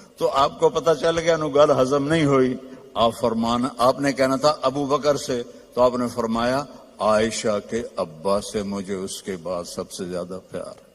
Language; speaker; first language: Urdu; non-native, local second language; Punjabi